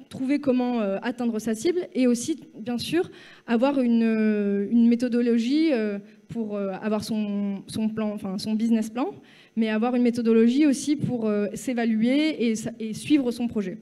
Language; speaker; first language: French; native; French